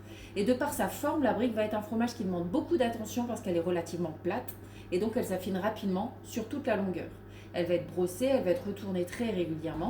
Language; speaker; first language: French; native; French